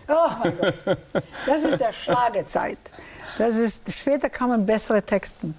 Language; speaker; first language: German; early bilingual, heritage; German